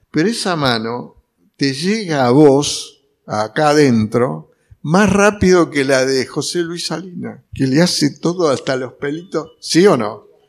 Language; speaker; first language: Spanish; early bilingual, other home language; Italian